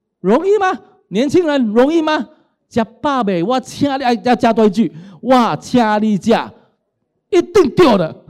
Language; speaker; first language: Chinese; non-native, local second language; Cantonese